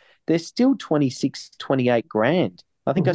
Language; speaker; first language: English; native; English